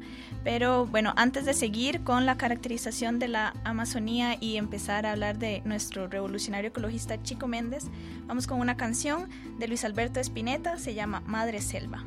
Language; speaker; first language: Spanish; native; Spanish